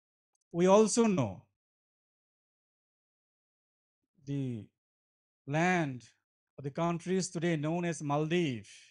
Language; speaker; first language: English; non-native, fluent; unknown